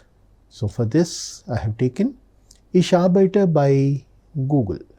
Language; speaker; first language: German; non-native, fluent; Telugu